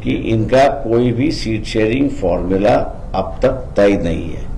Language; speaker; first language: Hindi; non-native, local second language; Marathi